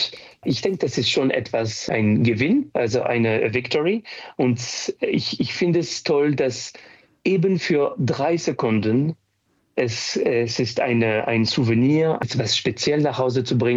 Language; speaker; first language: German; non-native, fluent; French